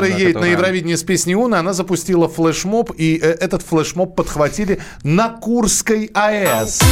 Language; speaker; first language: Russian; native; Russian